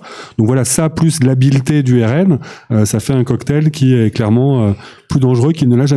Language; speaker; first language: French; native; French